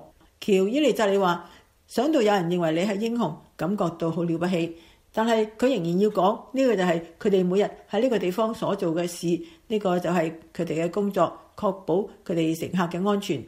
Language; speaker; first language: Chinese; non-native, local second language; Cantonese